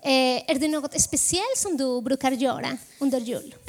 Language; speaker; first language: Swedish; non-native, fluent; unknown